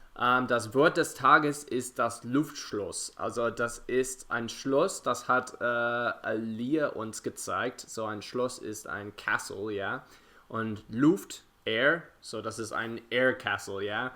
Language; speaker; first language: German; non-native, fluent; English